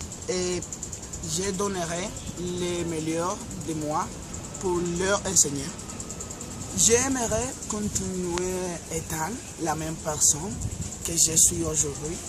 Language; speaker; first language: French; non-native, learner; Spanish